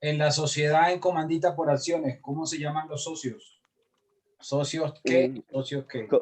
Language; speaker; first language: Spanish; native; Spanish